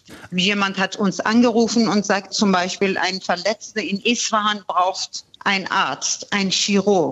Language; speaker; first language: German; non-native, fluent; Persian